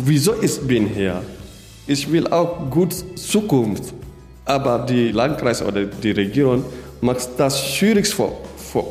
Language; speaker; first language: German; non-native, learner; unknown